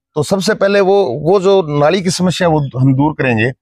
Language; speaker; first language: Hindi; native; Hindi